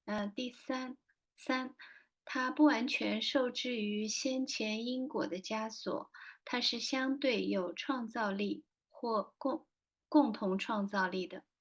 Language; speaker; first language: Chinese; native; Chinese